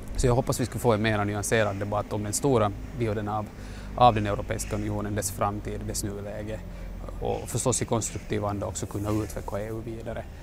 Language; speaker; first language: Swedish; native; Swedish